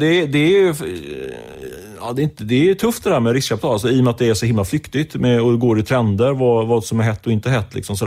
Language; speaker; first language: Swedish; native; Swedish